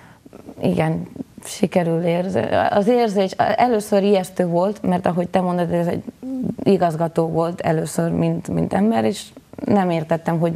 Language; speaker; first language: Hungarian; non-native, fluent; Spanish